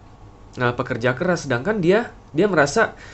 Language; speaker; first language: Indonesian; native; Indonesian